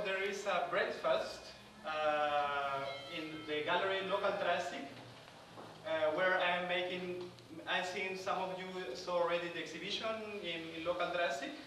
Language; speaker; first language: English; non-native, fluent; Spanish